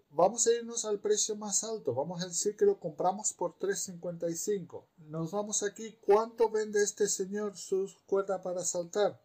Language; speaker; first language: Spanish; non-native, fluent; Romanian